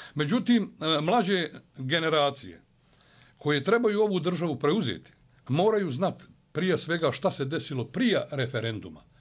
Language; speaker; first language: Bosnian; native; Bosnian